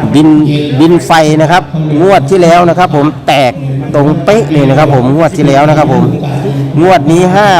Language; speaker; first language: Thai; native; Thai